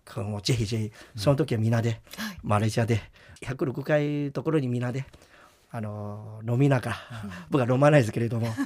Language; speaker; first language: Japanese; non-native, fluent; Chinese